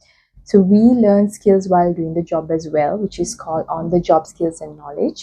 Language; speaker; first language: English; non-native, local second language; Sinhala